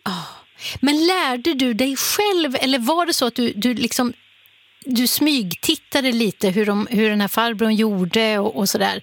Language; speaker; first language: Swedish; native; Swedish